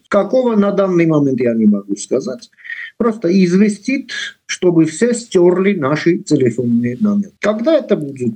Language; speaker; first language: Russian; non-native, local second language; Armenian